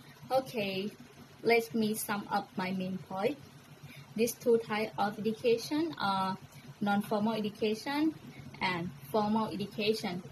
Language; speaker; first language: English; non-native, learner; Thai